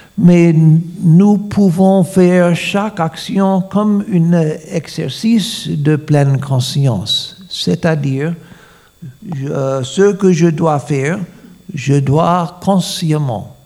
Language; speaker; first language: French; non-native, fluent; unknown